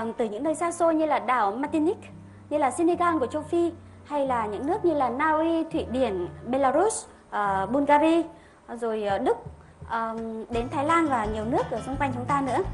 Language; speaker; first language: Vietnamese; native; Vietnamese